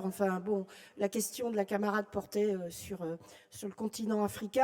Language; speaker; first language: French; native; French